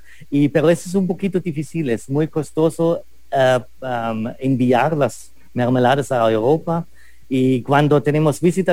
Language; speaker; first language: Spanish; non-native, fluent; German